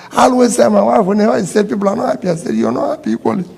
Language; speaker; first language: English; non-native, local second language; Igbo